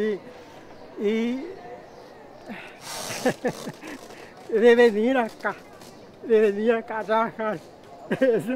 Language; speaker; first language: Spanish; non-native, local second language; Guarani